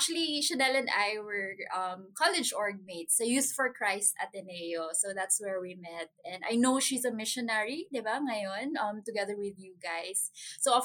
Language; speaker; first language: English; non-native, local second language; Cebuano